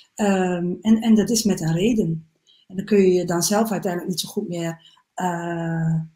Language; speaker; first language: Dutch; native; Dutch